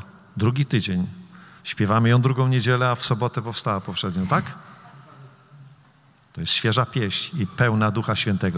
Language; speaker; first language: Polish; native; Polish